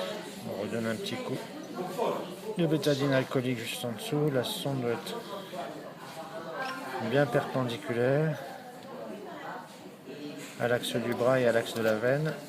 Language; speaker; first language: French; native; French